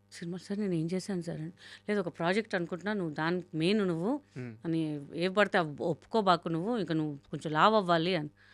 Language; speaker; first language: Telugu; non-native, local second language; Hindi